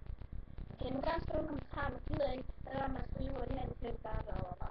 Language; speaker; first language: Danish; native; Danish